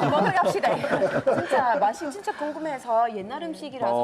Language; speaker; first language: Korean; non-native, learner; English